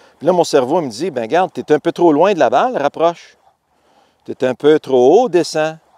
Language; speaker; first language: French; native; French